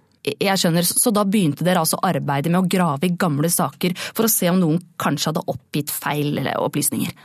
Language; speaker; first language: Norwegian; native; Norwegian